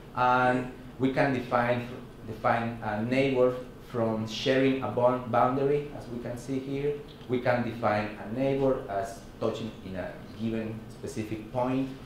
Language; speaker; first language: English; non-native, fluent; Spanish